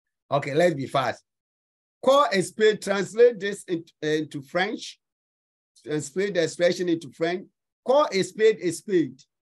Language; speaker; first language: English; non-native, local second language; Akan